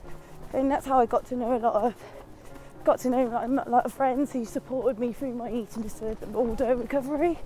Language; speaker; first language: English; native; English